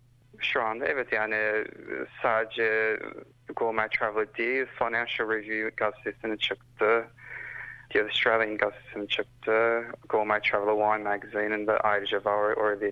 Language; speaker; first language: Turkish; early bilingual, heritage; Turkish